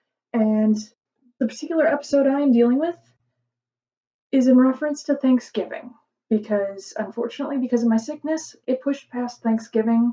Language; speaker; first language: English; native; English